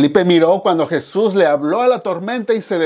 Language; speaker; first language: Spanish; native; Spanish